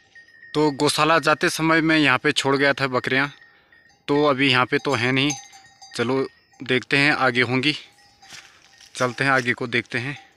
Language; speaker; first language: Hindi; native; Hindi